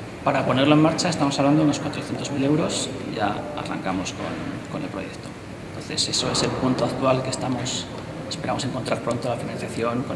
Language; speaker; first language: Spanish; native; Spanish